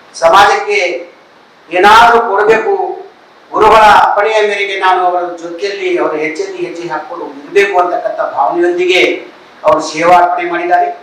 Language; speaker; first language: Kannada; non-native, local second language; Lambadi